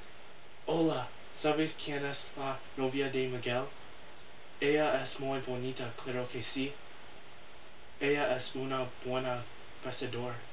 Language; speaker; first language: Spanish; non-native, learner; English